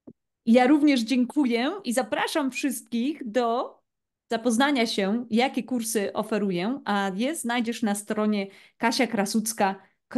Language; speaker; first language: Polish; native; Polish